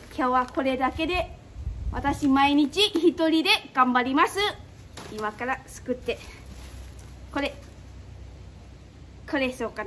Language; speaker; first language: Japanese; non-native, local second language; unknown